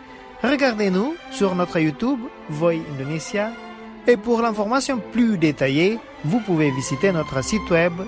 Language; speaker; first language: French; non-native, fluent; Indonesian